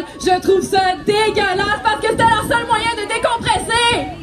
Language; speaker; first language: French; native; French